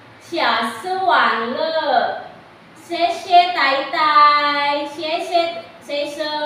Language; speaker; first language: Chinese; non-native, learner; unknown